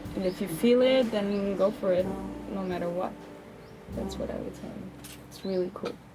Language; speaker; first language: English; non-native, fluent; Chinese